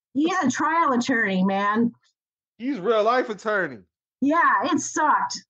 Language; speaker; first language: English; native; English